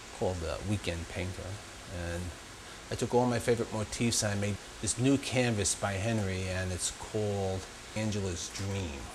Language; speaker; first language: English; native; English